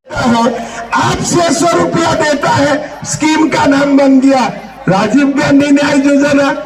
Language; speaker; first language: Hindi; non-native, local second language; Assamese